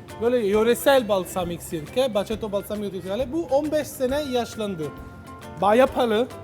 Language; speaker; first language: Turkish; non-native, learner; Italian